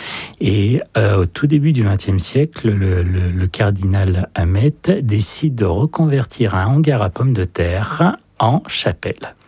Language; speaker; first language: French; native; French